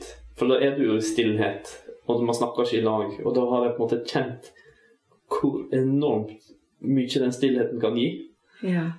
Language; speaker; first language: Norwegian; native; Norwegian